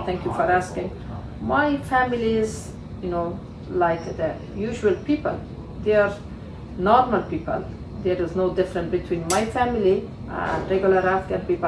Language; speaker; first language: English; non-native, learner; Persian